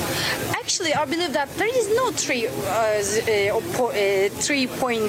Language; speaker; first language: English; non-native, fluent; Turkish